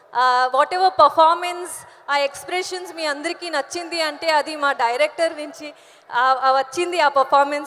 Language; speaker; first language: Telugu; non-native, learner; Kannada